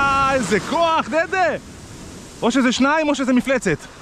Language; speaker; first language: Hebrew; native; Hebrew